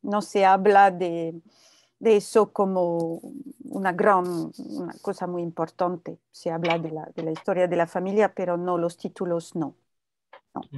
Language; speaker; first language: Spanish; non-native, fluent; French